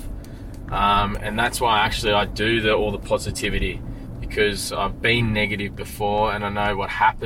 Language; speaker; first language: English; native; English